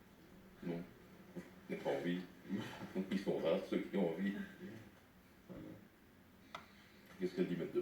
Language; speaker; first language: French; native; French